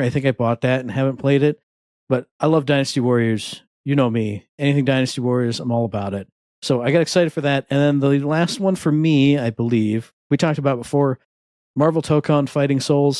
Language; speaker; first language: English; native; English